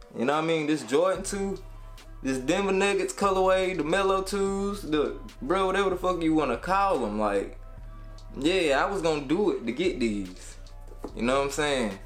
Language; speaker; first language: English; native; English